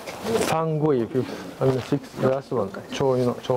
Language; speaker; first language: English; non-native, learner; Japanese